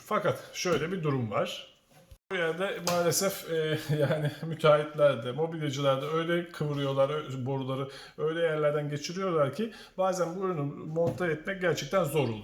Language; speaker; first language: Turkish; native; Turkish